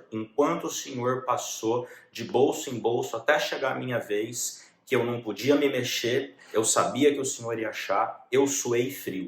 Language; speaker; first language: Portuguese; native; Portuguese